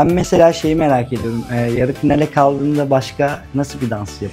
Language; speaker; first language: Turkish; native; Turkish